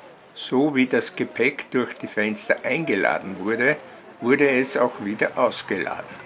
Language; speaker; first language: German; native; German